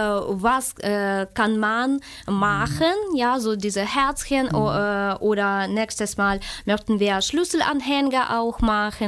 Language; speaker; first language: German; non-native, fluent; Ukrainian